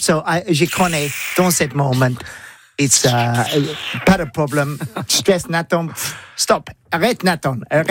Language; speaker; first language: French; non-native, learner; English